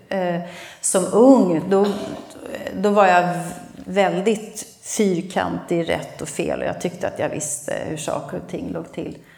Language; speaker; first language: Swedish; native; Swedish